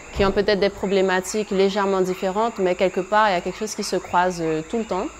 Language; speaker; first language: French; native; French